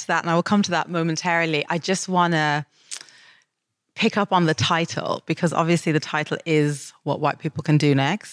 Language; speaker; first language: English; native; English